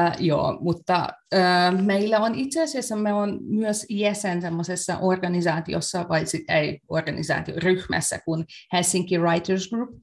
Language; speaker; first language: Finnish; non-native, fluent; Hungarian